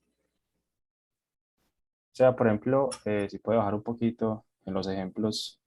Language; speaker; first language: Spanish; native; Spanish